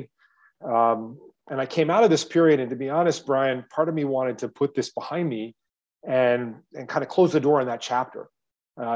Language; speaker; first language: English; native; English